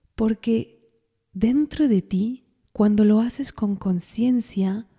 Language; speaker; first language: Spanish; non-native, fluent; French